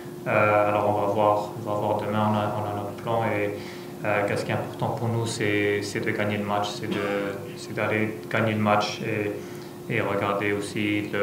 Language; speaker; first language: French; non-native, fluent; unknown